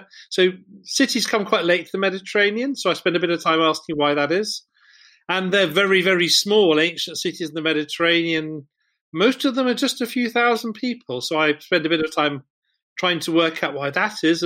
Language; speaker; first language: English; native; English